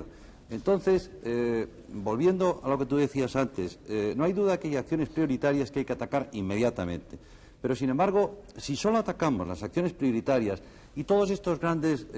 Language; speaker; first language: Spanish; native; Spanish